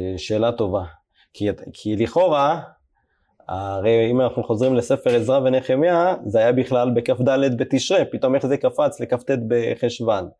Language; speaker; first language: Hebrew; early bilingual, other home language; Amharic